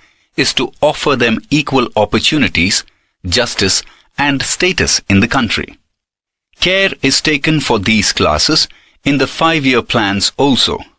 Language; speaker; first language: English; non-native, local second language; Gujarati